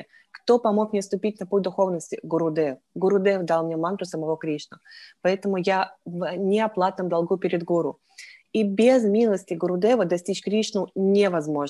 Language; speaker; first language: Russian; native; Russian